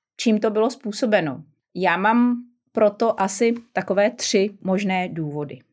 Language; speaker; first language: Czech; native; Czech